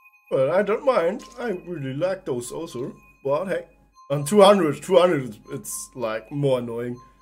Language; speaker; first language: English; non-native, fluent; German